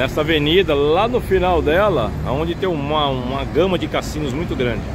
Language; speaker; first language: Portuguese; native; Portuguese